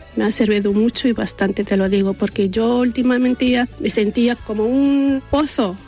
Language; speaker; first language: Spanish; non-native, fluent; Arabic